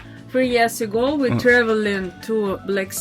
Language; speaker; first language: English; non-native, learner; Russian